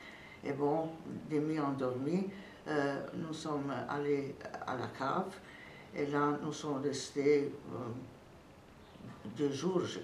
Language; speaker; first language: French; non-native, fluent; Serbian